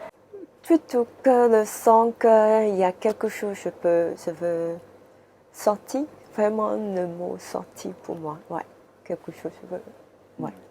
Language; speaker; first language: French; non-native, learner; Cantonese